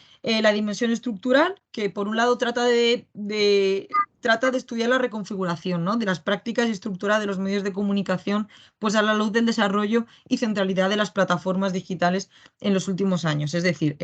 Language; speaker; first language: Spanish; native; Spanish